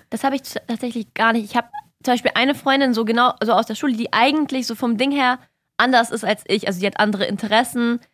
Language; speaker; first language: German; early bilingual, other home language; Russian